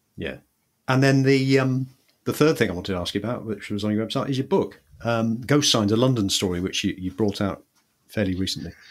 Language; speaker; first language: English; native; English